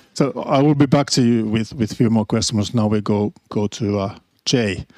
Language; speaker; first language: English; non-native, fluent; Finnish